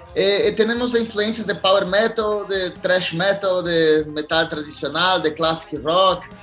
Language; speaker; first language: Spanish; non-native, learner; Portuguese